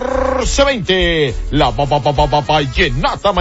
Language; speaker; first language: Spanish; native; Spanish